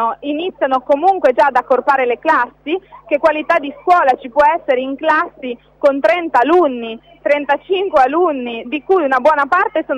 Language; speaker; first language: Italian; native; Italian